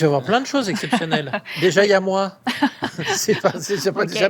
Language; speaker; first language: French; native; French